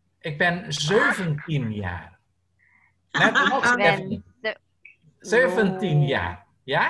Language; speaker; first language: Dutch; non-native, fluent; Indonesian